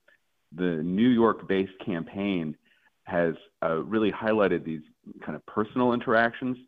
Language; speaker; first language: English; native; English